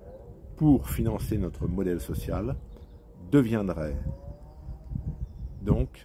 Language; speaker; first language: French; native; French